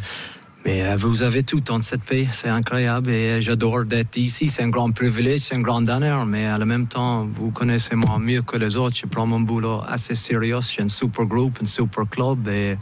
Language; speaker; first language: French; non-native, fluent; English